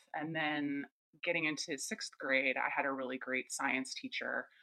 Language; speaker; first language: English; native; English